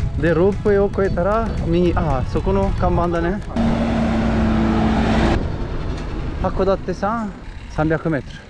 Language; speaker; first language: Japanese; non-native, fluent; Romanian